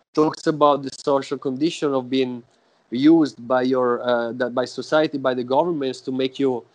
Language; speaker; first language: English; non-native, fluent; Italian